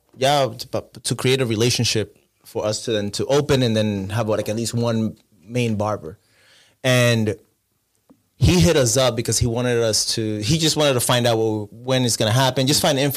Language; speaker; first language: English; non-native, fluent; Spanish